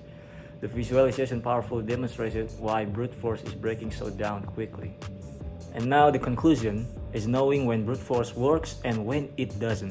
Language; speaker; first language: English; non-native, learner; Indonesian